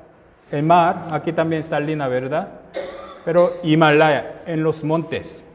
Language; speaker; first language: Spanish; non-native, fluent; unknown